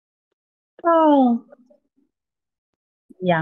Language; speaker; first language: Chinese; non-native, learner; Indonesian